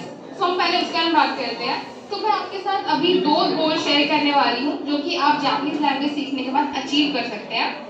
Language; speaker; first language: Hindi; native; Hindi